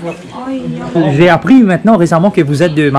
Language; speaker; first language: French; non-native, learner; English